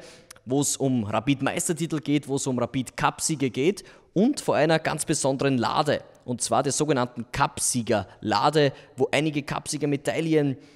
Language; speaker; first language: German; native; German